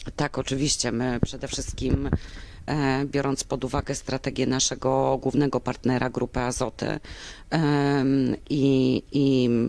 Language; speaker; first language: Polish; native; Polish